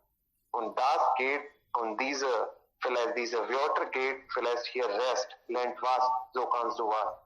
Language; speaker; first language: German; non-native, learner; Hindi